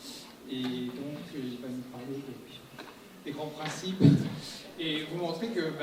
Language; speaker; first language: French; native; French